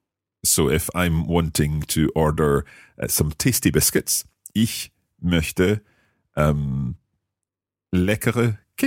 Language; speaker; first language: German; non-native, learner; English